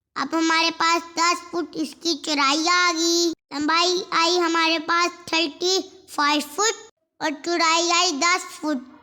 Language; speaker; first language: Urdu; non-native, local second language; Punjabi